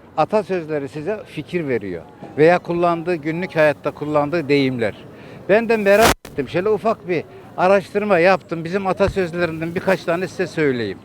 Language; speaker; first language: Turkish; native; Turkish